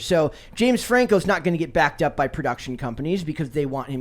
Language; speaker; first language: English; native; English